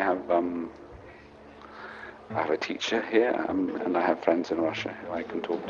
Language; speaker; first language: English; native; English